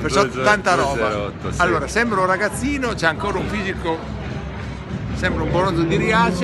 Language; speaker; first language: Italian; native; Italian